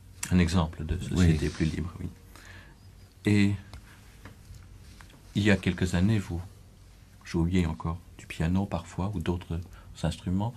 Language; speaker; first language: French; native; French